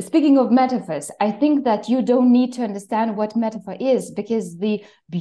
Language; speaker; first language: English; non-native, fluent; Lithuanian